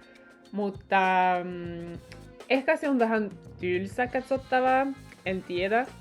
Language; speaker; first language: Finnish; non-native, fluent; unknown